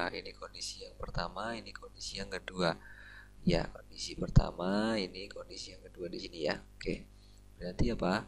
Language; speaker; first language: Indonesian; native; Indonesian